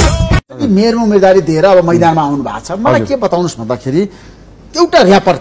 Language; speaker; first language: Nepali; native; Nepali